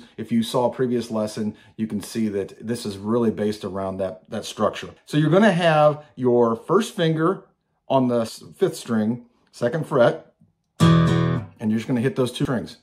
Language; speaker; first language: English; native; English